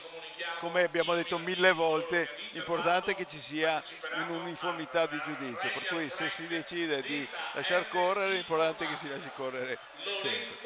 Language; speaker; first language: Italian; native; Italian